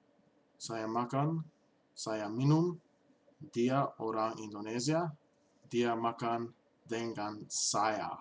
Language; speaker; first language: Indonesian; non-native, learner; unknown